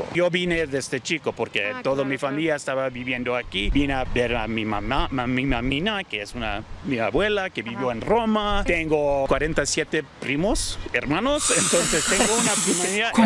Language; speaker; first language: Spanish; early bilingual, heritage; Spanish